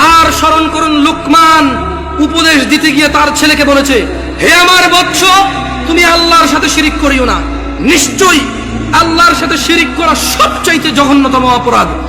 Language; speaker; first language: Bangla; early bilingual, heritage; Bangla